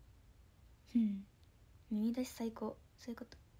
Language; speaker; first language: Japanese; native; Japanese